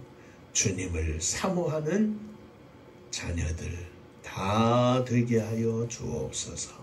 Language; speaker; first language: Korean; native; Korean